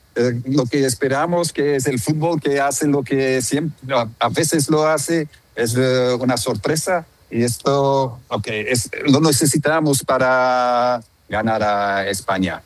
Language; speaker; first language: Spanish; non-native, fluent; Dutch